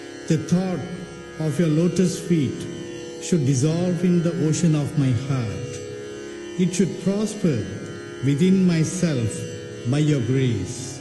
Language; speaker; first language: English; early bilingual, other home language; Tamil